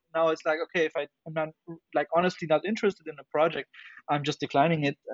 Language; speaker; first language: English; non-native, fluent; German